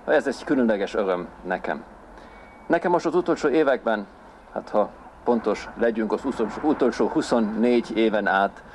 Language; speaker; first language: Hungarian; non-native, fluent; German